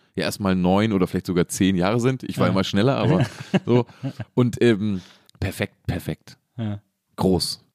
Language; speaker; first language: German; native; German